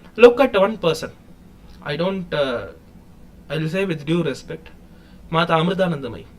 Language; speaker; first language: English; non-native, local second language; Tamil